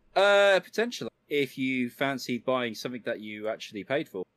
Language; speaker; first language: English; native; English